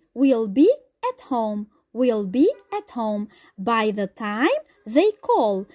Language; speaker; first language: English; non-native, fluent; Albanian